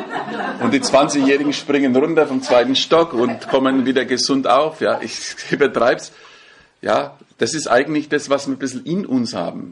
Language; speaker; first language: German; native; German